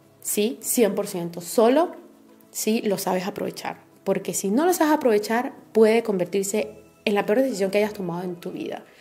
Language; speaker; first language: Spanish; native; Spanish